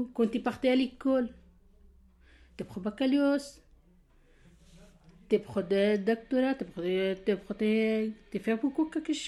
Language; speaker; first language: French; non-native, learner; Kurdish